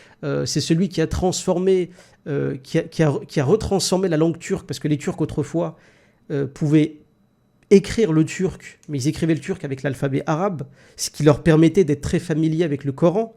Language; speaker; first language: French; native; French